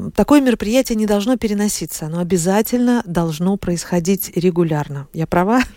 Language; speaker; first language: Russian; native; Russian